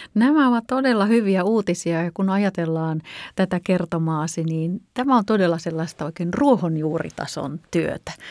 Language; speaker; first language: Finnish; native; Finnish